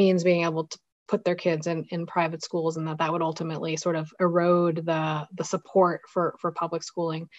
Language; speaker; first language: English; native; English